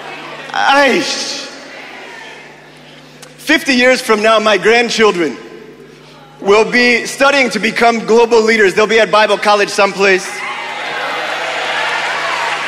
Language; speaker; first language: English; native; English